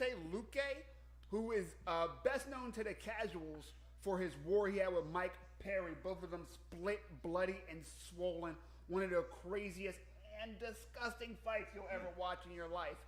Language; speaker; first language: English; native; English